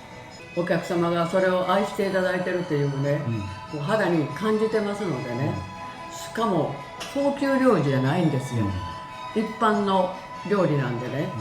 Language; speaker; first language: Japanese; native; Japanese